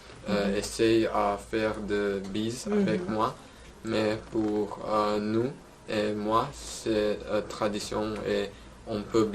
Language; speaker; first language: French; non-native, learner; Croatian